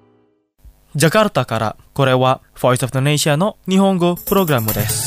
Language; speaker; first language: Japanese; non-native, fluent; Indonesian